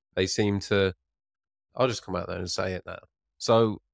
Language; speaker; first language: English; native; English